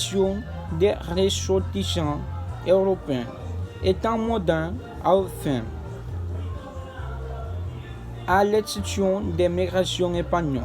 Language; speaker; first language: French; non-native, learner; Spanish